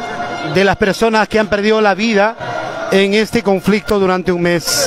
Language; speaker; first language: Spanish; native; Spanish